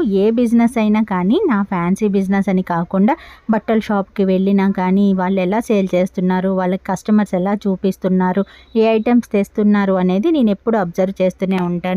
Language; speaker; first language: Telugu; native; Telugu